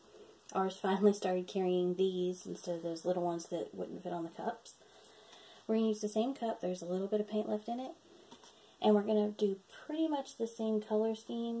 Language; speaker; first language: English; native; English